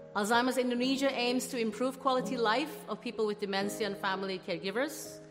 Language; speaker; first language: English; non-native, fluent; Indonesian